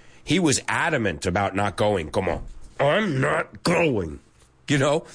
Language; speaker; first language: English; early bilingual, other home language; Spanish